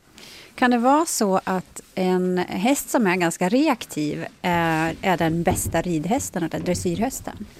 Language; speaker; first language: Swedish; native; Swedish